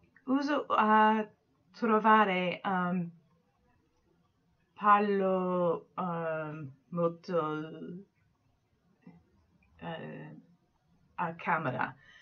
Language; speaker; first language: Italian; non-native, learner; English